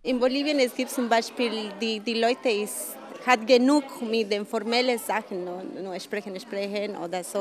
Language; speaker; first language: German; non-native, learner; Spanish